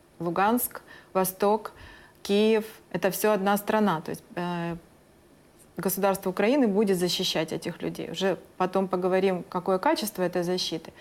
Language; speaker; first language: Russian; native; Russian